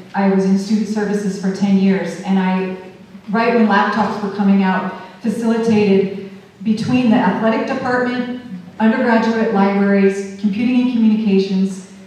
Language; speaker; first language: English; native; English